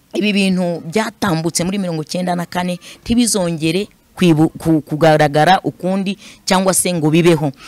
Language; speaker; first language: Kinyarwanda; non-native, fluent; Swahili